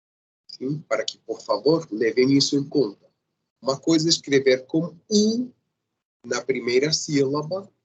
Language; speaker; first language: Portuguese; non-native, fluent; Spanish